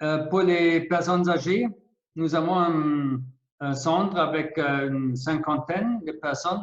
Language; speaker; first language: French; non-native, fluent; German